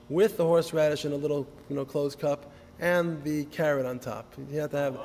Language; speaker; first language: English; native; English